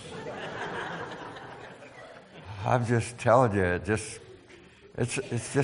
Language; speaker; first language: English; native; English